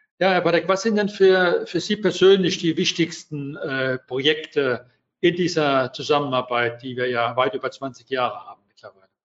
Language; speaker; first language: German; native; German